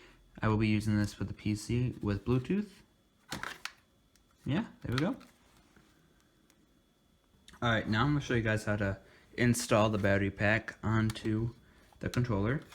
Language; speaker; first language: English; native; English